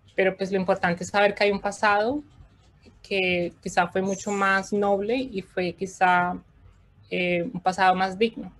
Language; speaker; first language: Spanish; native; Spanish